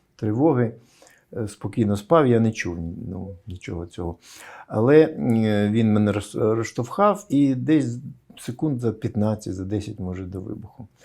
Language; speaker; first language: Ukrainian; native; Ukrainian